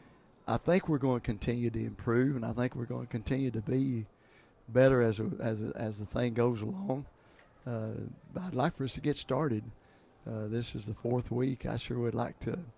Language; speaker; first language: English; native; English